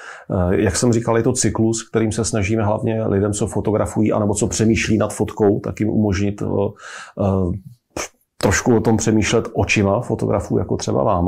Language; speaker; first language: Czech; native; Czech